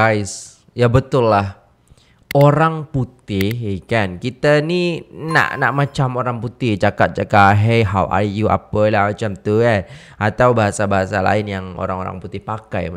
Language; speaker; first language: Indonesian; native; Indonesian